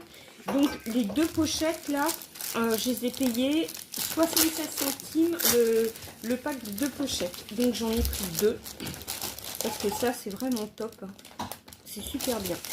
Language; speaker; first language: French; native; French